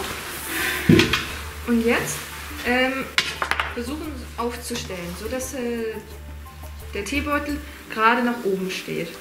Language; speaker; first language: German; native; German